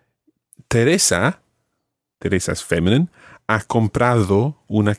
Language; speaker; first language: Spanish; non-native, fluent; English